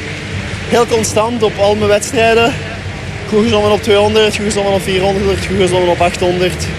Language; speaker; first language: Dutch; non-native, local second language; French